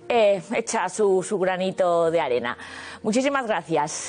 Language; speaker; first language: Spanish; native; Spanish